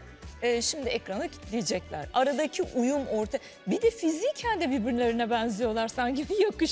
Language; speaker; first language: Turkish; native; Turkish